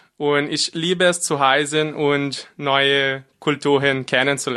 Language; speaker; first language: German; non-native, fluent; Portuguese